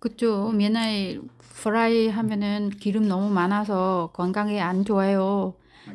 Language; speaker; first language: Korean; non-native, learner; Vietnamese